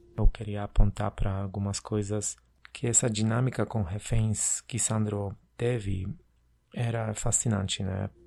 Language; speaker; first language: Portuguese; non-native, fluent; Polish